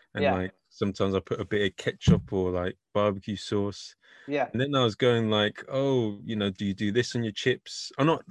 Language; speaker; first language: English; native; English